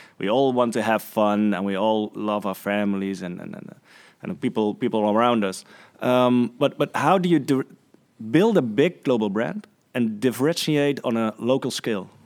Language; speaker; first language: English; non-native, fluent; Dutch